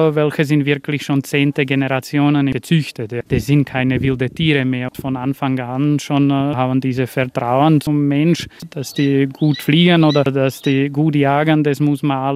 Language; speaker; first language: German; non-native, fluent; Slovak